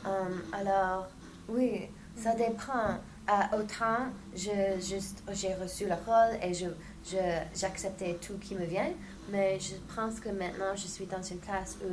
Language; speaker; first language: French; non-native, fluent; English